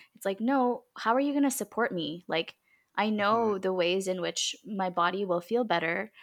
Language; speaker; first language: English; early bilingual, other home language; Filipino